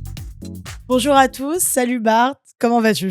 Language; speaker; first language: French; native; French